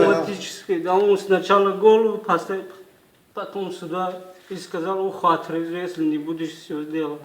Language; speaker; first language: Russian; non-native, learner; Tajik